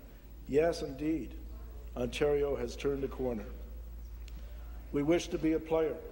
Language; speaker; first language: English; native; English